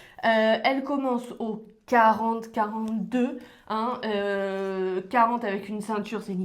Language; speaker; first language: French; native; French